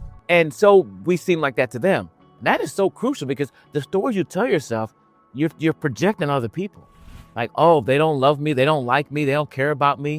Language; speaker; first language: English; native; English